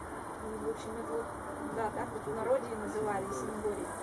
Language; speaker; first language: Russian; native; Russian